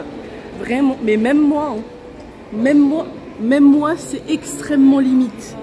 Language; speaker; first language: French; native; French